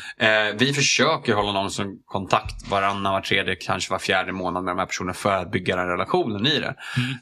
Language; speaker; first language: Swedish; native; Swedish